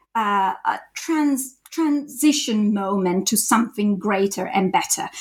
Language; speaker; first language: English; non-native, fluent; Italian